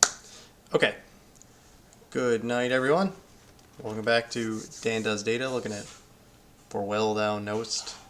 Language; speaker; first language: English; native; English